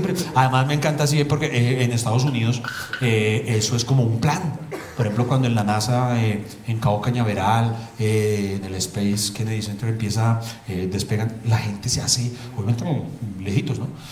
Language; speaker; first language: Spanish; native; Spanish